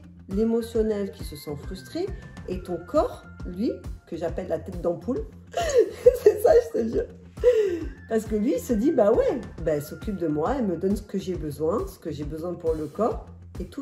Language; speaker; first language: French; native; French